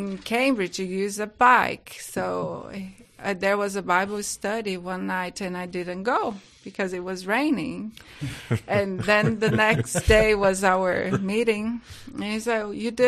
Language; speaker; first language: English; non-native, fluent; Portuguese